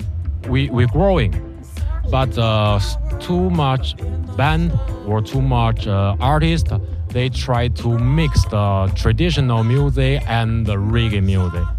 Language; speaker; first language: English; non-native, learner; Chinese